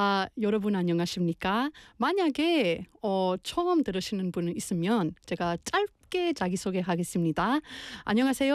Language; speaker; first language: Korean; non-native, learner; English